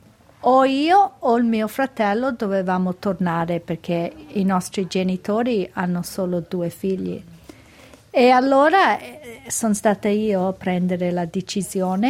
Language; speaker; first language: Italian; early bilingual, heritage; Italian